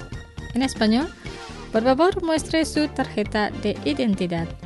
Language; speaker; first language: Spanish; non-native, fluent; Indonesian